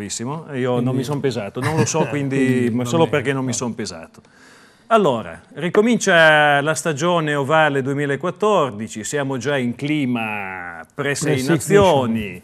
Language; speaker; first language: Italian; native; Italian